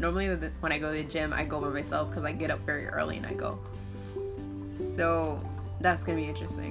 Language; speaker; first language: English; native; English